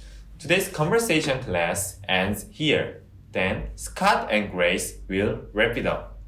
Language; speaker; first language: English; non-native, fluent; Korean